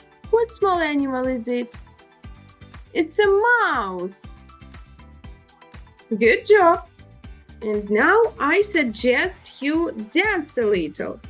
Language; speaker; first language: English; non-native, learner; Ukrainian